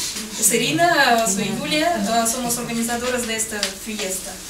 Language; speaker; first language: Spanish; non-native, fluent; Russian